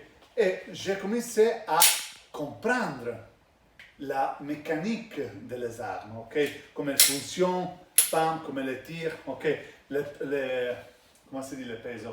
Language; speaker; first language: French; non-native, learner; Italian